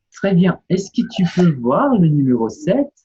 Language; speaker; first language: French; non-native, fluent; Portuguese